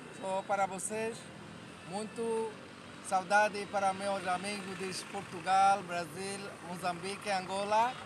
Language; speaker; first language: Portuguese; non-native, learner; Bangla